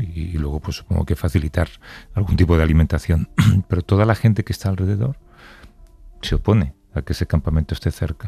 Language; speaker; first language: Spanish; native; Spanish